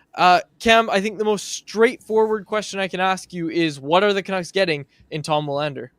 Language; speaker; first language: English; native; English